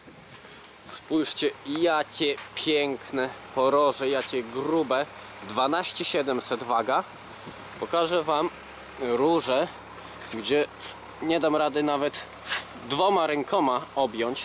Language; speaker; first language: Polish; native; Polish